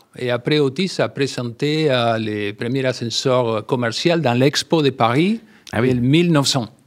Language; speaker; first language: French; non-native, fluent; Spanish